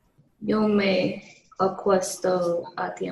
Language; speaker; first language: Spanish; non-native, learner; English